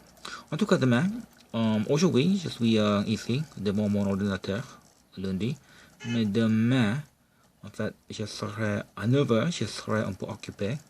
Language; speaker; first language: French; non-native, local second language; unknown